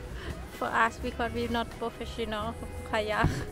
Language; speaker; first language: English; non-native, learner; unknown